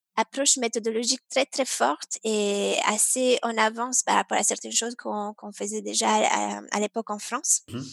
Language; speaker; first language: French; non-native, fluent; Romanian